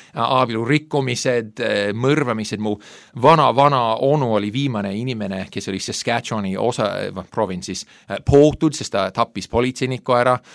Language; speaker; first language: Estonian; non-native, fluent; English